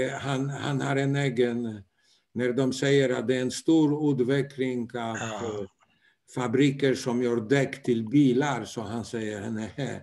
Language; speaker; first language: Swedish; non-native, fluent; Polish